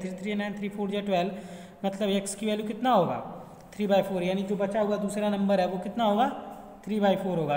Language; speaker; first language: Hindi; native; Hindi